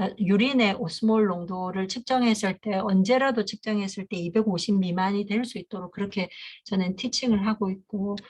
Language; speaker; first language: Korean; native; Korean